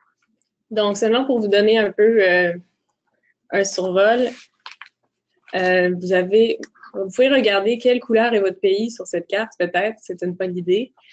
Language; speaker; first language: French; native; French